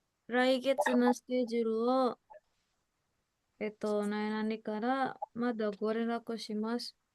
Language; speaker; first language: Japanese; non-native, learner; Indonesian